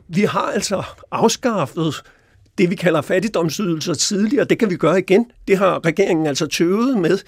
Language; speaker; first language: Danish; native; Danish